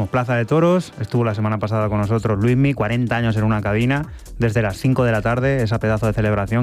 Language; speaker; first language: Spanish; native; Spanish